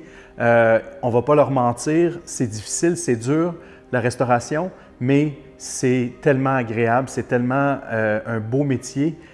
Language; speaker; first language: French; native; French